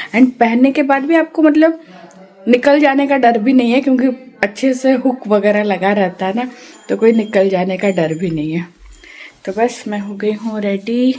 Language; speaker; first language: Hindi; non-native, local second language; Odia